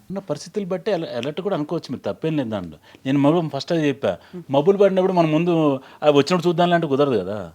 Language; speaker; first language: Telugu; native; Telugu